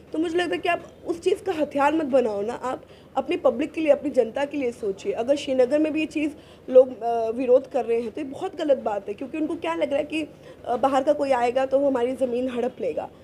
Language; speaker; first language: Hindi; native; Hindi